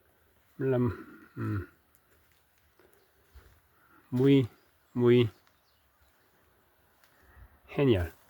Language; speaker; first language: Spanish; non-native, learner; Korean